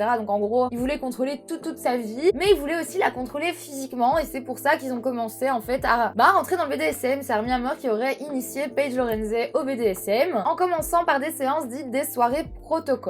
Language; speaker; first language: French; native; French